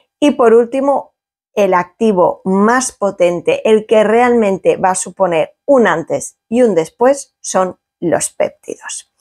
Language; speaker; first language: Spanish; native; Spanish